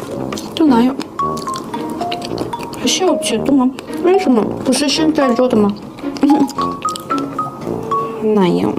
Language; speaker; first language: Chinese; non-native, learner; Korean